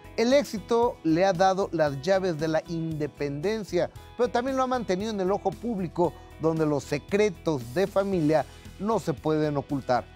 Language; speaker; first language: Spanish; native; Spanish